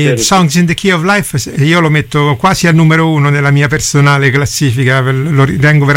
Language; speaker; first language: Italian; native; Italian